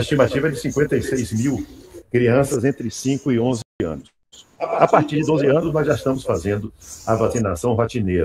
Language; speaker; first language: Portuguese; native; Portuguese